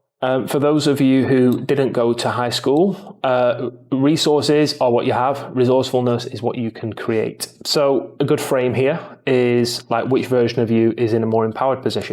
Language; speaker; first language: English; native; English